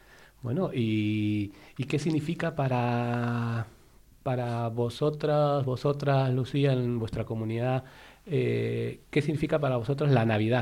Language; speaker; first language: Spanish; native; Spanish